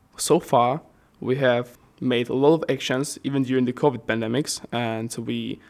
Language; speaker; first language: English; non-native, fluent; Slovak